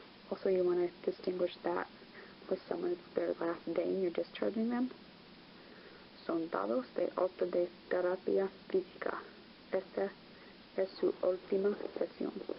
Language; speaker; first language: English; native; English